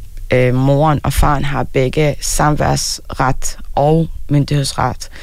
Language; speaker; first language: Danish; non-native, fluent; Arabic